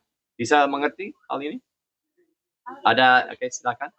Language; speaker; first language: Indonesian; non-native, fluent; English